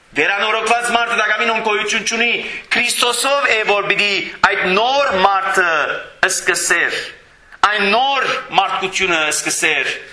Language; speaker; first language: Armenian; native; Armenian